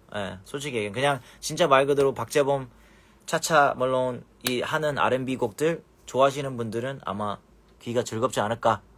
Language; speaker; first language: Korean; early bilingual, heritage; Korean